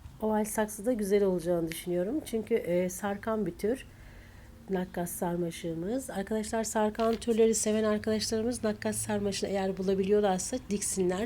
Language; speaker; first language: Turkish; native; Turkish